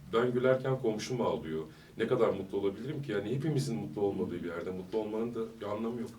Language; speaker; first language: Turkish; early bilingual, heritage; Turkish